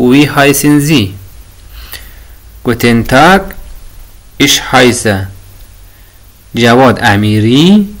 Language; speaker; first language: German; non-native, fluent; Persian